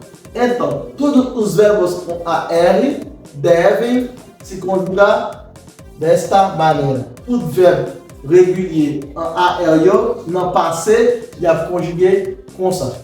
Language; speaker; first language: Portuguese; non-native, fluent; Haitian Creole